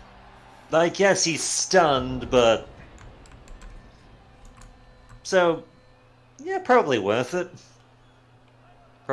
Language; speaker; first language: English; native; English